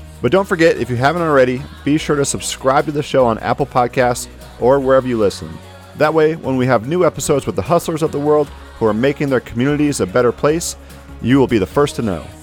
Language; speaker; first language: English; native; English